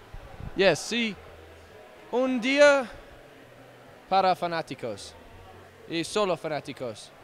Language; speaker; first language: Spanish; non-native, learner; English